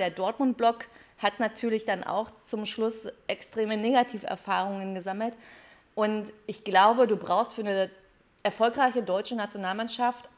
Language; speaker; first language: German; native; German